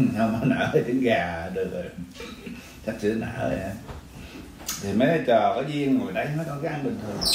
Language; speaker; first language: Vietnamese; early bilingual, other home language; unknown